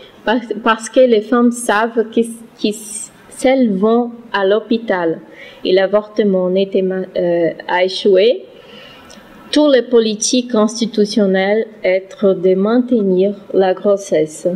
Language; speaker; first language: French; non-native, learner; Portuguese